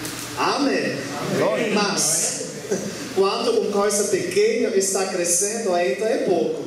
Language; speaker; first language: Portuguese; non-native, learner; German